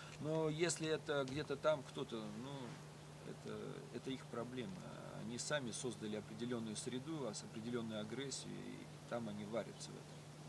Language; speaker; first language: Russian; native; Russian